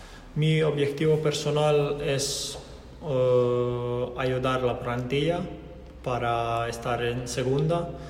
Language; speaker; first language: Spanish; non-native, learner; Croatian